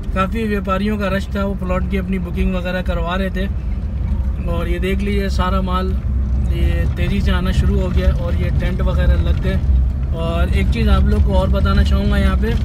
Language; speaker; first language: Urdu; native; Urdu